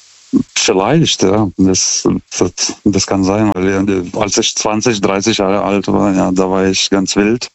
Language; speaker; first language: German; non-native, fluent; Lithuanian